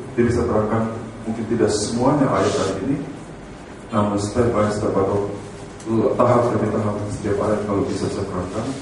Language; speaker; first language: Indonesian; native; Indonesian